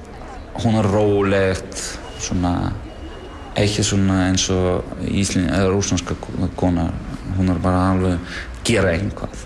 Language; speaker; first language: Icelandic; non-native, learner; Russian